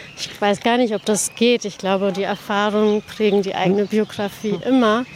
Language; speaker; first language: German; early bilingual, other home language; Persian